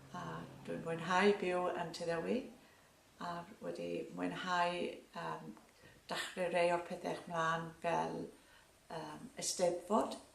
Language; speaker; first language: Welsh; native; Welsh